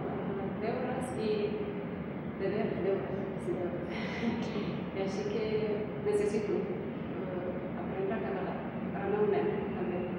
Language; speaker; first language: Catalan; non-native, learner; Romanian